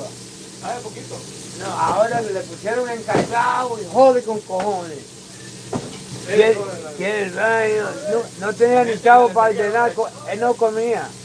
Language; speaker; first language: Spanish; early bilingual, heritage; Spanish